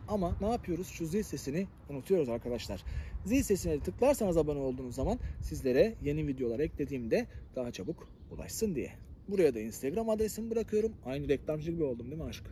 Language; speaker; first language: Turkish; native; Turkish